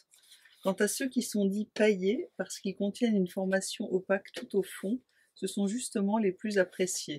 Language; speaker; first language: French; native; French